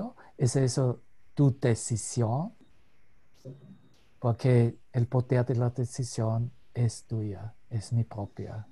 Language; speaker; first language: Spanish; non-native, fluent; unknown